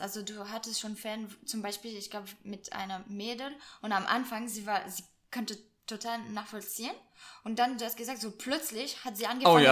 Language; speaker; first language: German; non-native, fluent; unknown